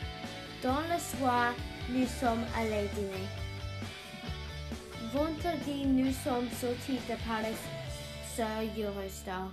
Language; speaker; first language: French; non-native, learner; English